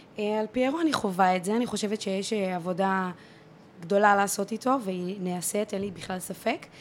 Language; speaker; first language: Hebrew; native; Hebrew